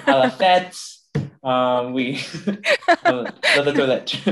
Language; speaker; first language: French; non-native, learner; English